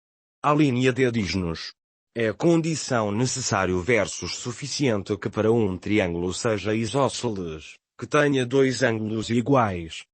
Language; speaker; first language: Portuguese; native; Portuguese